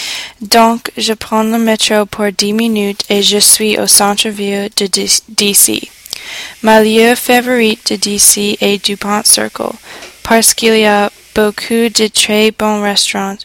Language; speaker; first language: French; non-native, learner; English